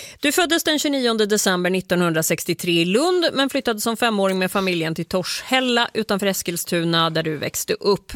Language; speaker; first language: Swedish; native; Swedish